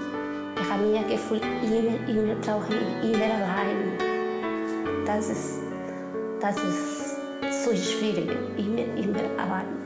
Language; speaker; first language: German; non-native, learner; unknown